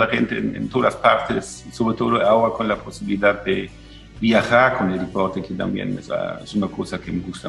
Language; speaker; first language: Spanish; non-native, fluent; German